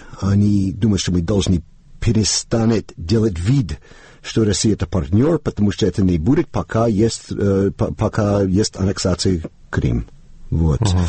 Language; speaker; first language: Russian; non-native, learner; English